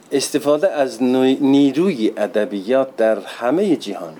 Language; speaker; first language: Persian; non-native, fluent; Turkish